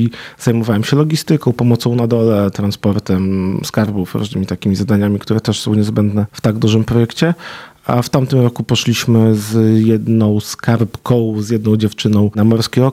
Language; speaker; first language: Polish; native; Polish